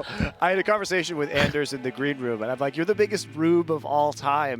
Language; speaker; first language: English; native; English